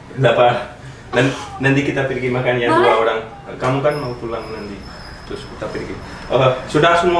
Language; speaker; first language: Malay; non-native, learner; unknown